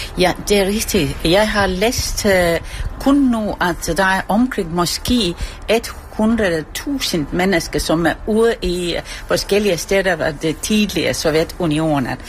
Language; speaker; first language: Danish; non-native, fluent; Estonian